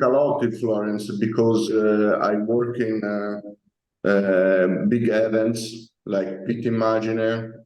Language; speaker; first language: English; non-native, learner; Italian